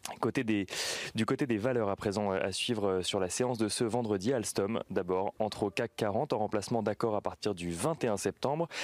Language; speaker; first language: French; native; French